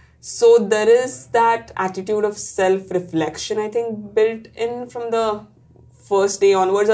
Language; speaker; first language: English; non-native, local second language; Marathi